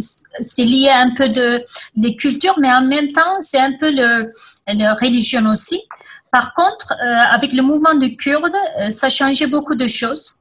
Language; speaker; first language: French; non-native, fluent; Kurdish